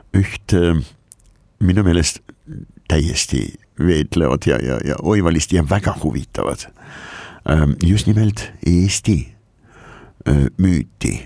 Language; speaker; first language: Estonian; non-native, local second language; Russian